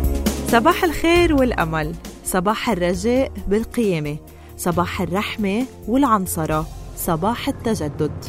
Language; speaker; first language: Arabic; native; Arabic